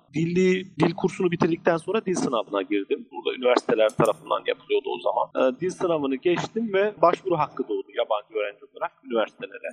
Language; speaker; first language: Turkish; native; Turkish